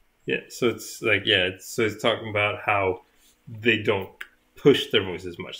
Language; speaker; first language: English; non-native, fluent; Swedish